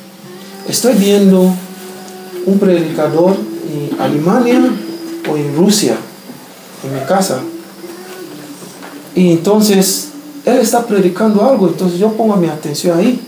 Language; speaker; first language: Spanish; non-native, learner; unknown